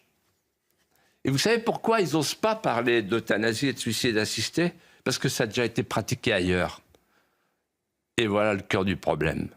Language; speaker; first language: French; native; French